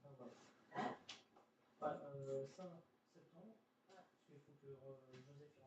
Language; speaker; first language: French; native; French